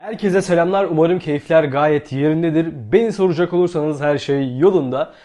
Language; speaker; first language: Turkish; native; Turkish